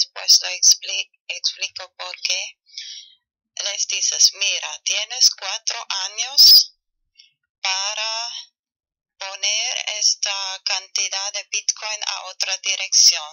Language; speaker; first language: Spanish; non-native, fluent; German